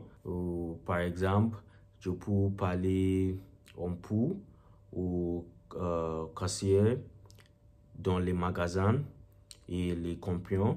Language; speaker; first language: French; non-native, learner; Yoruba